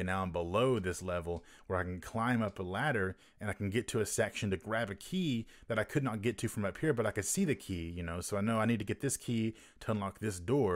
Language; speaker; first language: English; native; English